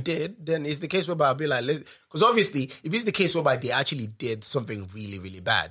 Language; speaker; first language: English; non-native, local second language; Yoruba